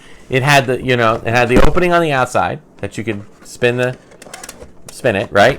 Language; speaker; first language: English; native; English